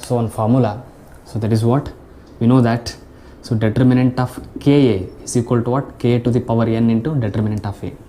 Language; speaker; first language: English; non-native, local second language; Kannada